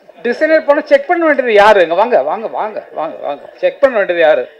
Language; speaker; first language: Tamil; native; Tamil